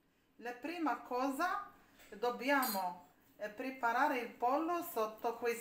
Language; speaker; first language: Italian; non-native, learner; Arabic